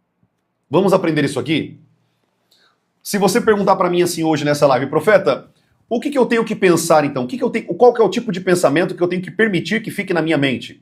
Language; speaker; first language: Portuguese; native; Portuguese